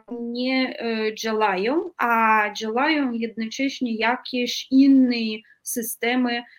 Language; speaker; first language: Polish; non-native, fluent; Russian